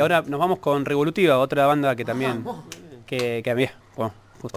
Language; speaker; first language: Spanish; native; Spanish